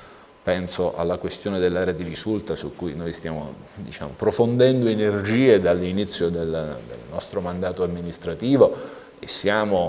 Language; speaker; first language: Italian; native; Italian